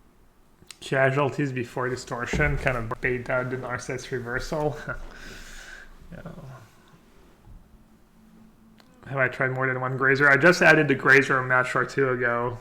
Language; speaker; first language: English; non-native, fluent; French